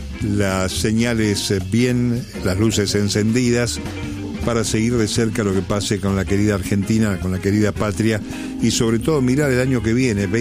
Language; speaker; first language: Spanish; native; Spanish